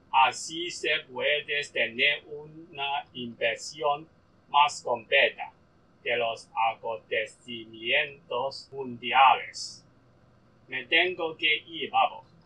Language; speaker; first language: Spanish; non-native, learner; Cantonese